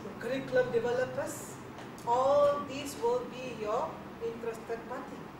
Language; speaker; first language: English; non-native, local second language; Malay